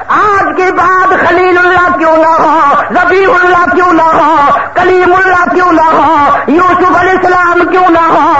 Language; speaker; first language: Urdu; non-native, local second language; Saraiki